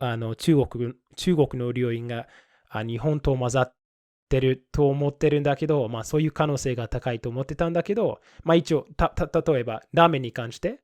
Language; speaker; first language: Japanese; non-native, fluent; English